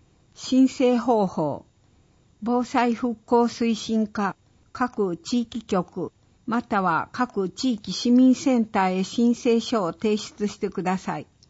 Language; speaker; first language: Japanese; native; Japanese